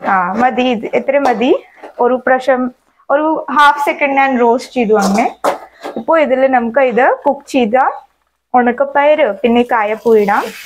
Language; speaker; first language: Malayalam; non-native, learner; Hindi